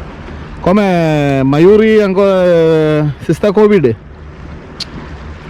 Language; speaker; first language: Italian; non-native, learner; Malayalam